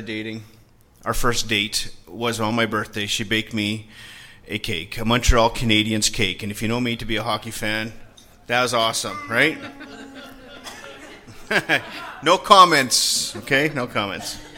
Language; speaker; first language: English; native; English